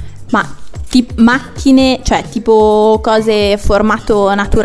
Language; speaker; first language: Italian; native; Italian